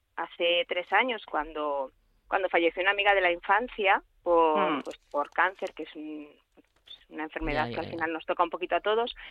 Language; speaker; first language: Spanish; native; Spanish